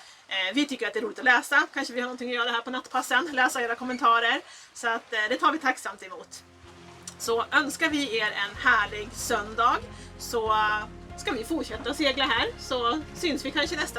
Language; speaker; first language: Swedish; native; Swedish